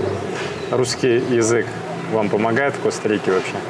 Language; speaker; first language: Russian; native; Russian